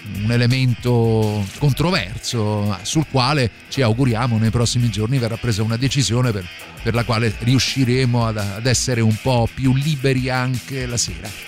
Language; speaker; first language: Italian; native; Italian